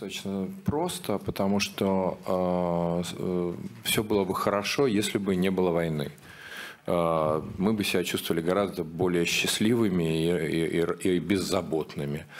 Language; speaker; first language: Russian; native; Russian